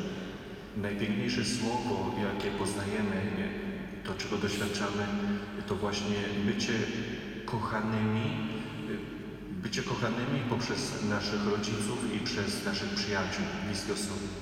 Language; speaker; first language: Polish; native; Polish